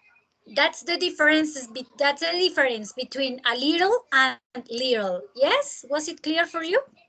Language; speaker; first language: English; non-native, fluent; Spanish